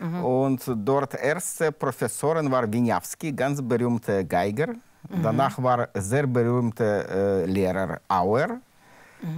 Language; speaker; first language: German; non-native, learner; Russian